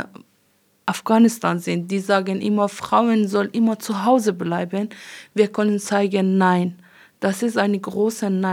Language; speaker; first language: German; non-native, learner; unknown